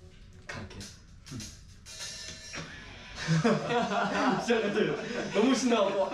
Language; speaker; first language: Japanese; non-native, fluent; Korean